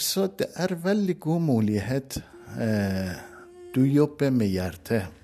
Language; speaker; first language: Norwegian; non-native, learner; Persian